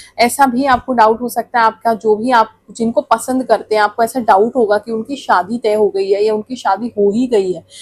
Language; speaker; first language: Hindi; native; Hindi